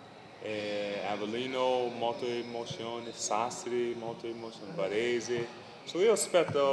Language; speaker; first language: Italian; non-native, learner; English